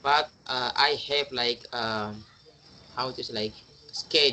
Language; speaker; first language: English; non-native, learner; Indonesian